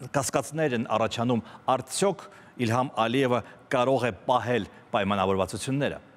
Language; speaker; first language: Armenian; native; Armenian